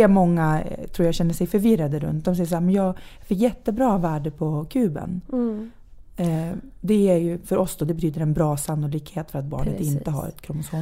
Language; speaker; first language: Swedish; native; Swedish